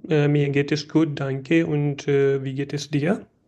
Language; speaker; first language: German; non-native, learner; Urdu